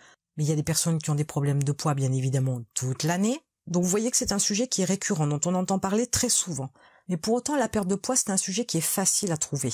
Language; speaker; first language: French; native; French